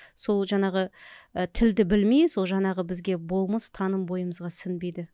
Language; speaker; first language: Kazakh; native; Kazakh